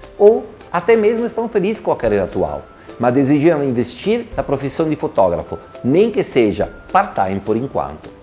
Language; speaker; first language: Portuguese; non-native, fluent; Italian